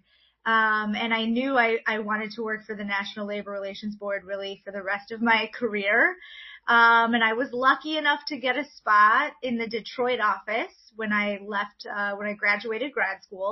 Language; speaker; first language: English; native; English